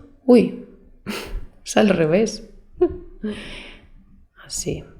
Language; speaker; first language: Spanish; non-native, fluent; Russian